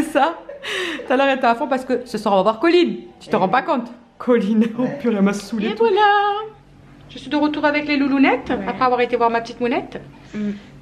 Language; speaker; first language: French; native; French